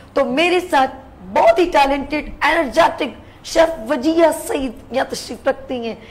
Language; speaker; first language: Urdu; native; Urdu